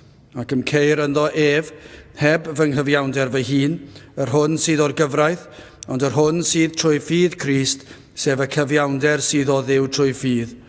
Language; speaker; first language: Welsh; native; Welsh